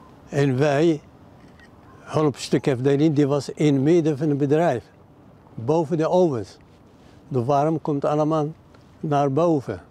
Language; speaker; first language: Dutch; non-native, learner; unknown